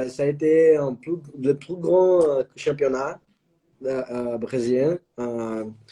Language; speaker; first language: French; non-native, learner; Portuguese